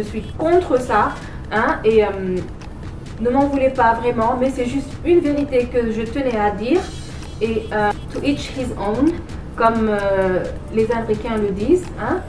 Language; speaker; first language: French; non-native, local second language; Wolof